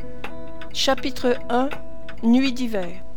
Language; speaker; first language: French; native; French